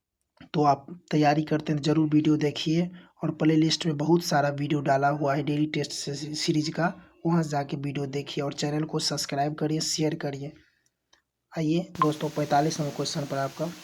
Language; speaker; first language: Hindi; native; Hindi